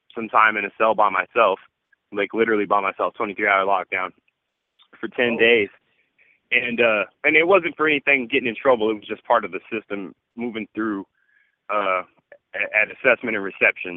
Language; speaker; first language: English; native; English